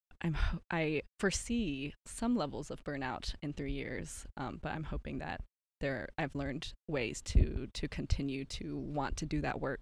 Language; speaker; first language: English; native; English